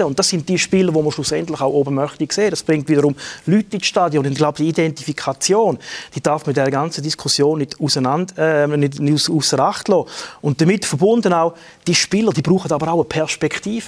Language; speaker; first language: German; native; German